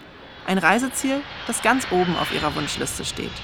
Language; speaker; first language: German; native; German